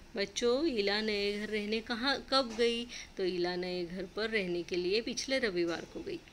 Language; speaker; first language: Hindi; non-native, local second language; Marathi